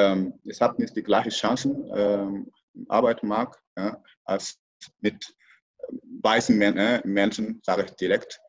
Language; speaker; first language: German; non-native, fluent; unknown